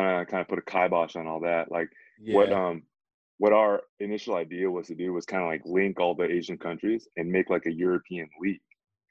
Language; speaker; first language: English; native; English